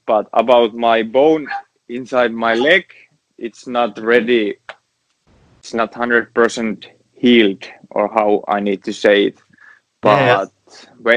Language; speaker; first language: English; non-native, learner; Finnish